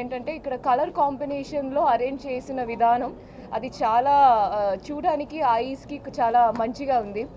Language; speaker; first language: Telugu; non-native, fluent; Malayalam